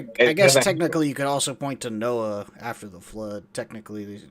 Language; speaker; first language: English; native; English